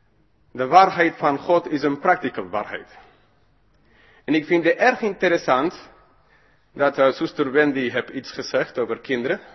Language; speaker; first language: Dutch; non-native, fluent; English